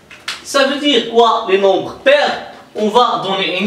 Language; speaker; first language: French; non-native, local second language; Arabic